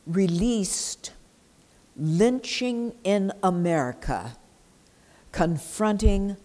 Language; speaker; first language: English; native; English